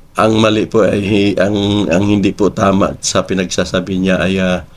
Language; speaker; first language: Filipino; native; Filipino